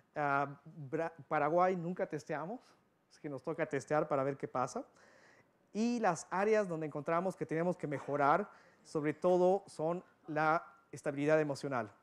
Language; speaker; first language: Spanish; early bilingual, heritage; Spanish